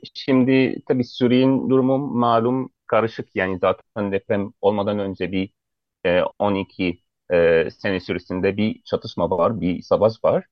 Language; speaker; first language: Turkish; non-native, fluent; Arabic